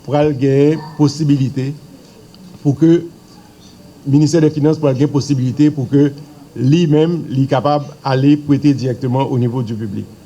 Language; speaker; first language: French; non-native, local second language; Haitian Creole